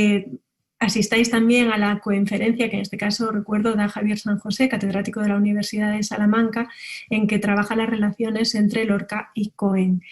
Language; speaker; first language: Spanish; native; Spanish